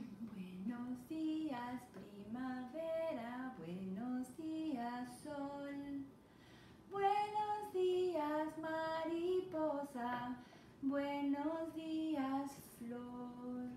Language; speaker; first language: Spanish; non-native, fluent; English